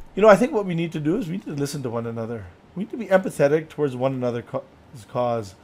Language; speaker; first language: English; native; English